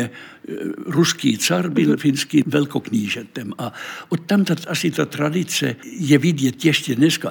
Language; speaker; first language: Czech; non-native, fluent; Finnish